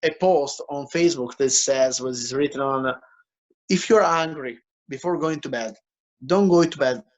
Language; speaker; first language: English; non-native, fluent; Italian